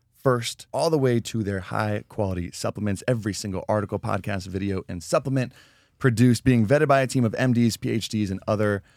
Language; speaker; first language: English; native; English